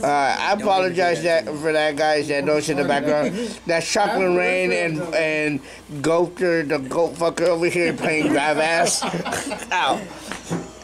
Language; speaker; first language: English; native; English